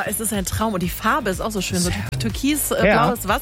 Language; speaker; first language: German; native; German